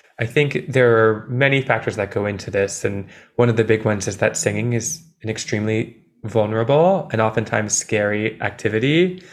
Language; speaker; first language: English; native; English